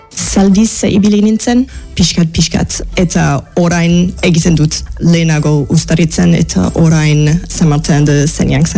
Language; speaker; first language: Basque; non-native, fluent; English